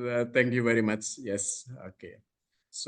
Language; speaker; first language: English; non-native, fluent; Indonesian